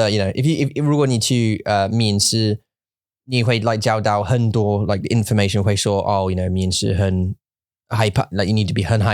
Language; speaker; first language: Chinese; non-native, learner; English